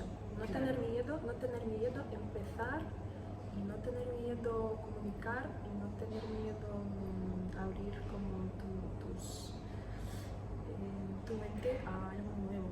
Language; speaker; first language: Spanish; non-native, learner; Ukrainian